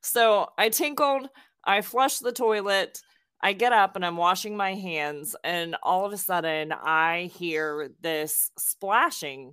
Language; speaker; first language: English; native; English